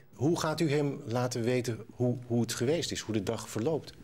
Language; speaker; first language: Dutch; native; Dutch